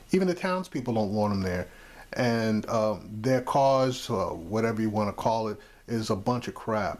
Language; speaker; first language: English; native; English